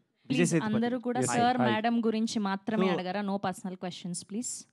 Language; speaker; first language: Telugu; native; Telugu